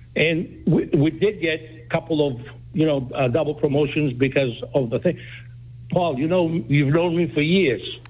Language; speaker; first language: English; non-native, fluent; Greek